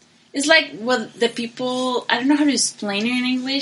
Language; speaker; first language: English; non-native, learner; Spanish